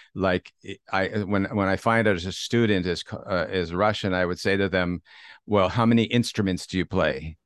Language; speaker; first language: English; native; English